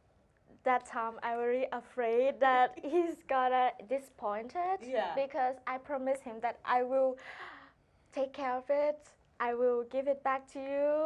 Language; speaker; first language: English; non-native, learner; Thai